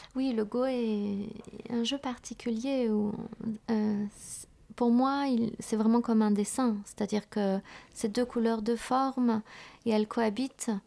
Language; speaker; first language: French; early bilingual, other home language; Vietnamese